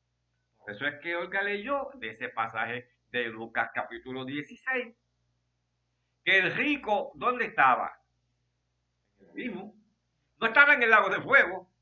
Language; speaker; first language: Spanish; native; Spanish